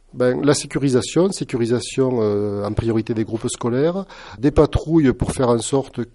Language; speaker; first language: French; native; French